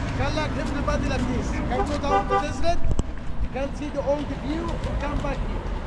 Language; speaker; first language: English; non-native, learner; Arabic